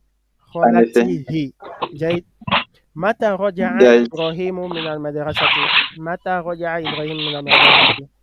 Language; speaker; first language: Arabic; non-native, fluent; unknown